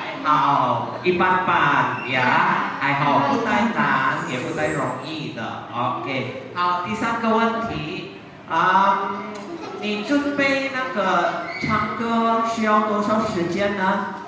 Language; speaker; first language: Chinese; non-native, fluent; Indonesian